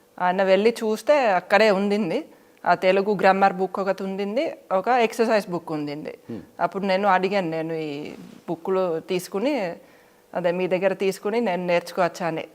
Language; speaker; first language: Telugu; non-native, fluent; Finnish